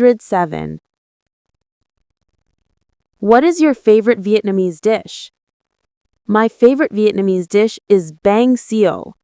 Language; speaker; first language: English; non-native, learner; Vietnamese